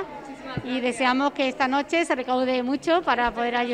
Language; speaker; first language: Spanish; native; Spanish